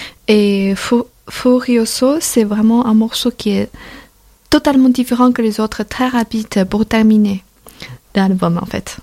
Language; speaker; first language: French; non-native, fluent; Chinese